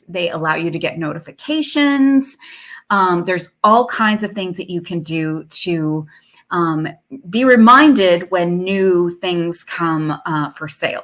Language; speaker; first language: English; native; English